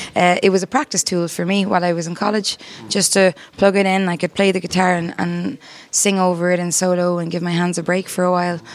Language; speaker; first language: English; native; English